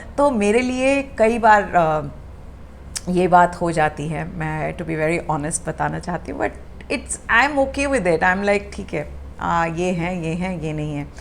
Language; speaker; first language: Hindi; native; Hindi